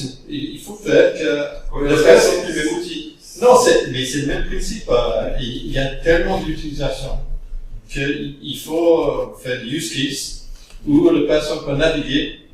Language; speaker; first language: French; non-native, fluent; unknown